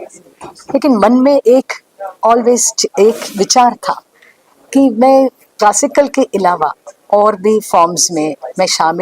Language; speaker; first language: Hindi; non-native, local second language; Tamil